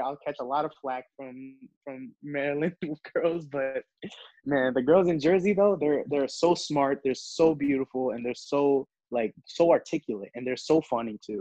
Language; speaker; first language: English; early bilingual, other home language; Hindi